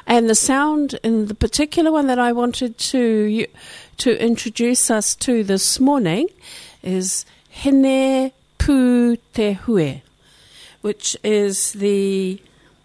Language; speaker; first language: English; native; English